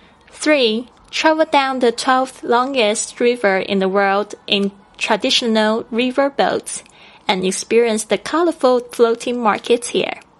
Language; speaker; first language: English; non-native, fluent; Chinese